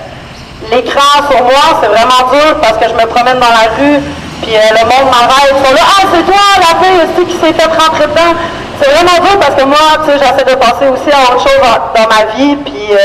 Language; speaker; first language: French; native; French